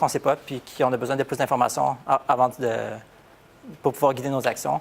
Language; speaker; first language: French; native; French